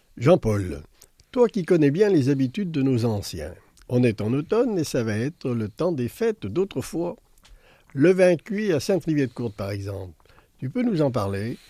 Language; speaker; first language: French; native; French